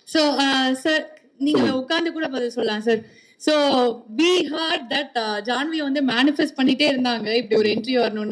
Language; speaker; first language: Tamil; native; Tamil